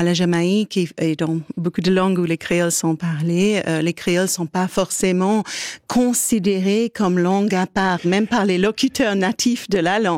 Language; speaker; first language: French; native; French